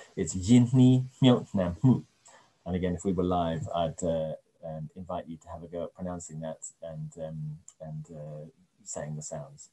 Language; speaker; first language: English; native; English